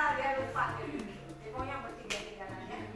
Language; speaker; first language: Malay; non-native, local second language; Sundanese